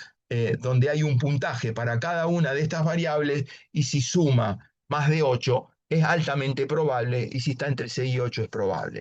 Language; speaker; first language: Spanish; native; Spanish